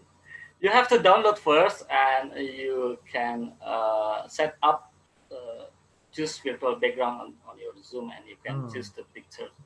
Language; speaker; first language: English; non-native, fluent; Indonesian